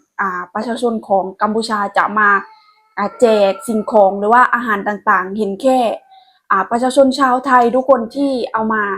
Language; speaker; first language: Thai; non-native, local second language; Lao